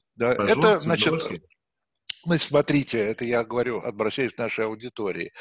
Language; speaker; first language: Russian; native; Russian